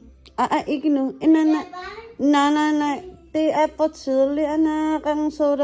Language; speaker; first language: Danish; non-native, fluent; Filipino